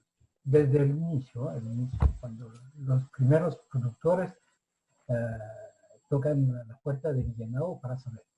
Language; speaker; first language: Spanish; non-native, fluent; French